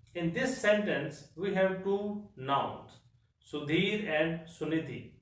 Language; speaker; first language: English; non-native, local second language; Punjabi